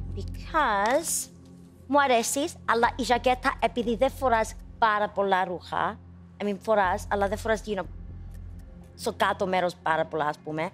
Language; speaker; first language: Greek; early bilingual, heritage; Greek